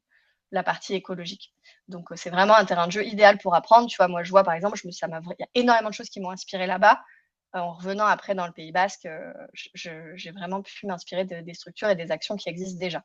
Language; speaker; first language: French; native; French